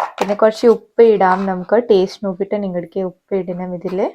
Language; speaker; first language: Malayalam; native; Malayalam